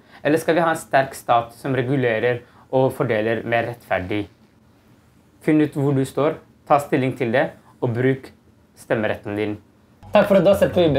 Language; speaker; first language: Norwegian; native; Norwegian